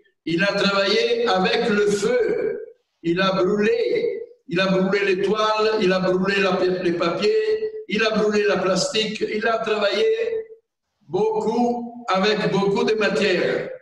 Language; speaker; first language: French; non-native, fluent; Italian